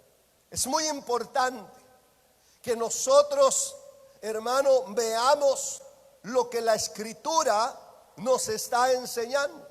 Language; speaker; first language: Spanish; native; Spanish